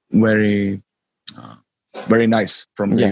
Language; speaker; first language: English; non-native, learner; Czech